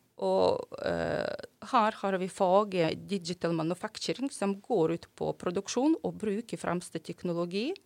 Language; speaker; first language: Norwegian; non-native, fluent; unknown